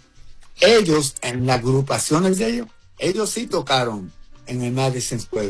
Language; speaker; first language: Spanish; early bilingual, heritage; Spanish